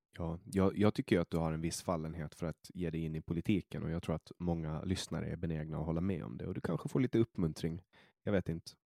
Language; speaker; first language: Swedish; native; Swedish